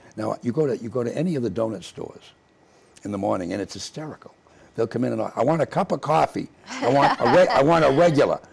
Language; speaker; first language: English; native; English